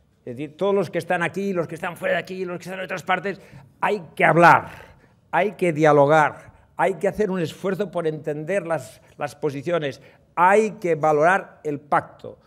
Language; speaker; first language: Spanish; non-native, local second language; Catalan